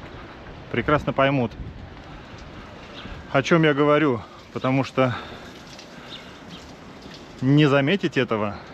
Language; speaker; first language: Russian; native; Russian